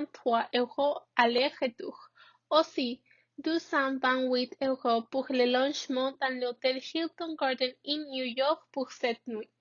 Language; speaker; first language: French; non-native, learner; Spanish